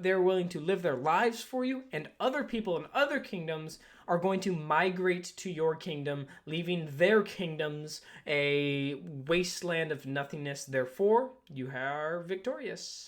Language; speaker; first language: English; native; English